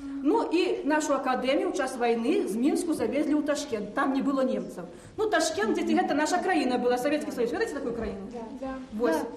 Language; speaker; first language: Belarusian; native; Belarusian